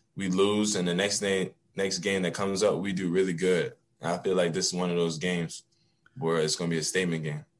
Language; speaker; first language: English; native; English